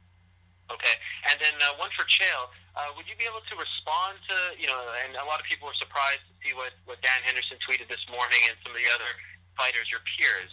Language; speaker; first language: English; native; English